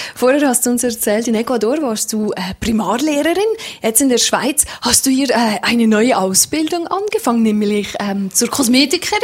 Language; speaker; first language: German; native; German